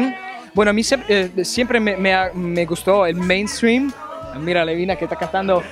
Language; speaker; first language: Spanish; non-native, fluent; German